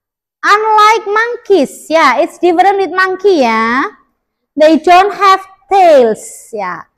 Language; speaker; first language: English; non-native, learner; Indonesian